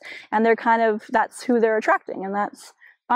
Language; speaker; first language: English; native; English